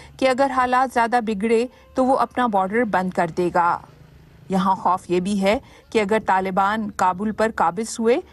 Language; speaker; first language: Urdu; native; Urdu